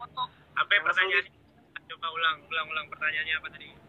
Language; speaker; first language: Indonesian; native; Indonesian